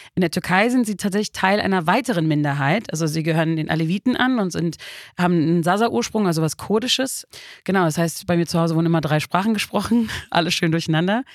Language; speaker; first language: German; early bilingual, other home language; Turkish